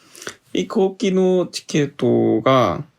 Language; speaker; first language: Japanese; non-native, learner; Korean